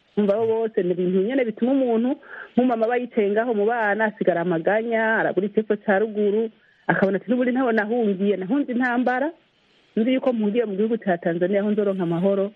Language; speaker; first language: Rundi; native; Rundi